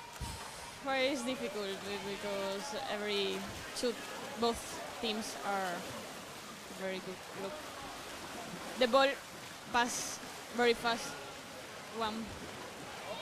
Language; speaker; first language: English; non-native, learner; Spanish